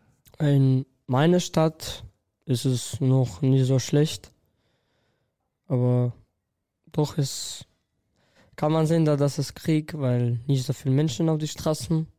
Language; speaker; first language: German; non-native, learner; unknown